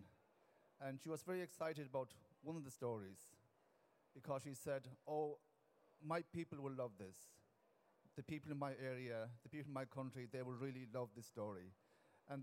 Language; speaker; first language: English; non-native, local second language; Irish